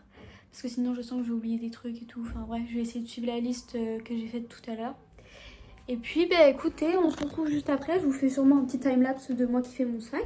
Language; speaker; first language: French; native; French